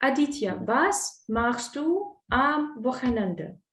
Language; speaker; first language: German; non-native, fluent; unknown